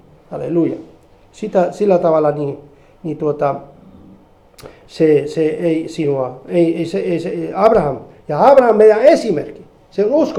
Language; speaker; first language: Finnish; non-native, fluent; Spanish